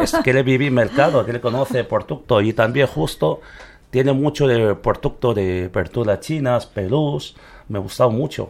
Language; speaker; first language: Spanish; non-native, learner; Chinese